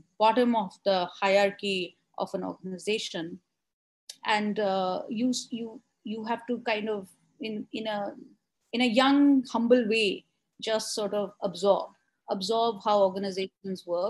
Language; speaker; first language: English; non-native, local second language; Hindi